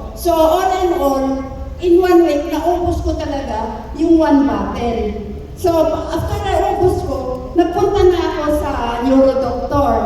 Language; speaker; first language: Filipino; non-native, local second language; Hiligaynon